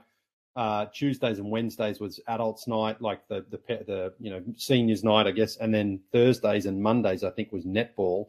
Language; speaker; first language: English; native; English